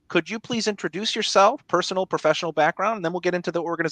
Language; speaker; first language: English; native; English